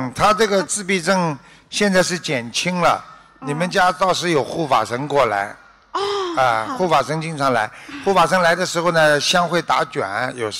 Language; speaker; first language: Chinese; native; Chinese